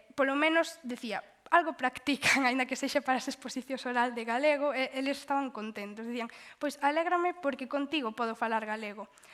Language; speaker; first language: Galician; native; Galician